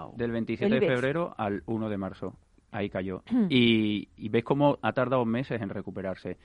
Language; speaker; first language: Spanish; native; Spanish